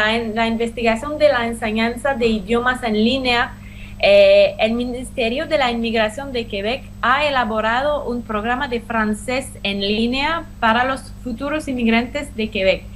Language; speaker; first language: Spanish; non-native, fluent; French